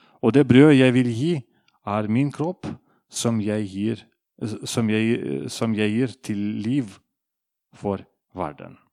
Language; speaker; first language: Norwegian; non-native, fluent; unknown